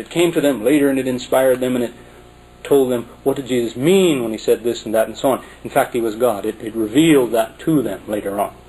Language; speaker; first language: English; native; English